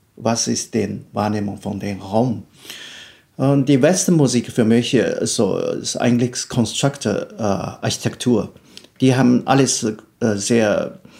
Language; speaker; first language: German; non-native, learner; Chinese